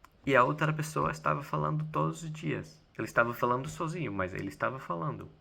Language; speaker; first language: Portuguese; non-native, fluent; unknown